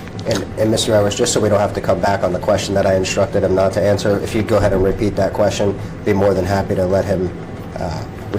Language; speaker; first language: English; native; English